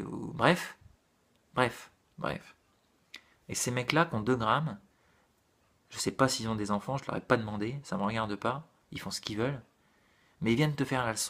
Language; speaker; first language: French; native; French